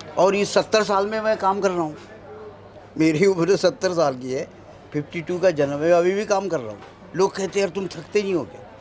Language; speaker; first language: Hindi; non-native, local second language; Marathi